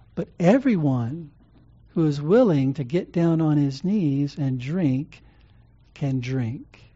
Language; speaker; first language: English; native; English